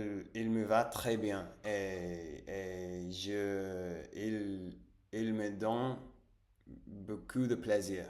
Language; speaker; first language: French; non-native, fluent; Spanish